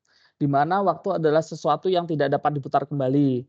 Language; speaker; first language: Indonesian; native; Indonesian